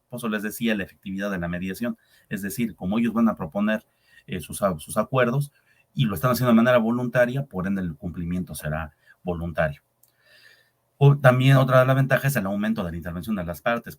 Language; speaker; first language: Spanish; native; Spanish